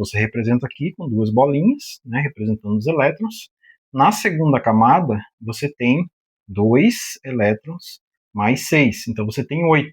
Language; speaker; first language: Portuguese; native; Portuguese